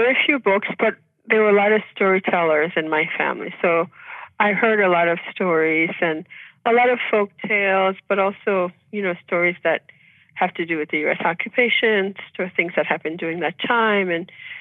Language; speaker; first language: English; early bilingual, other home language; Haitian Creole